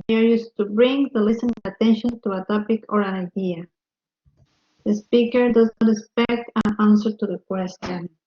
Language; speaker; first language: English; non-native, learner; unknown